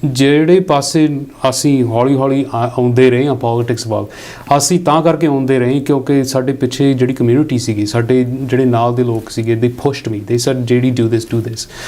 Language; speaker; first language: Punjabi; early bilingual, heritage; Punjabi